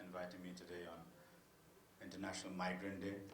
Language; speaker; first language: English; non-native, local second language; Urdu